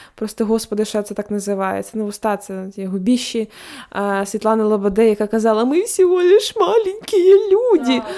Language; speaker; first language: Ukrainian; native; Ukrainian